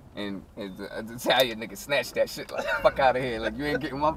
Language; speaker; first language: English; native; English